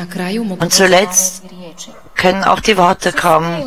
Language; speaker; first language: German; non-native, fluent; Czech